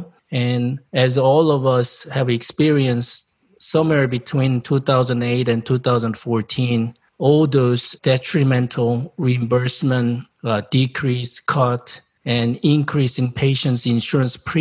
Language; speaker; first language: English; non-native, fluent; Korean